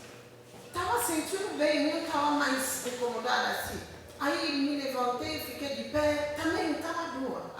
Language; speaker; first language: Portuguese; non-native, learner; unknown